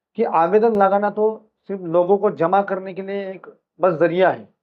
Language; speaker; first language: Hindi; non-native, local second language; Marathi